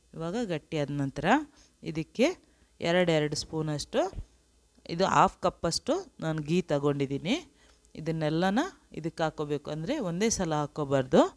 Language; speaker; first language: Kannada; non-native, local second language; Urdu